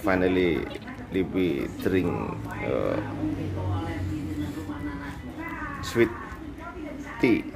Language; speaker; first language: English; non-native, learner; Indonesian